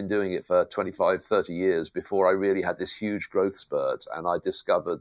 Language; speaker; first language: English; native; English